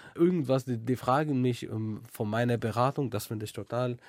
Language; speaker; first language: German; non-native, fluent; Arabic